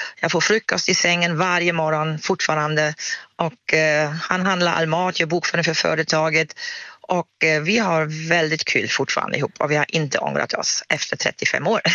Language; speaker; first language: Swedish; non-native, fluent; German